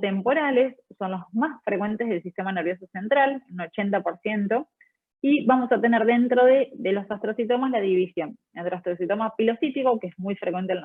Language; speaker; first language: Spanish; native; Spanish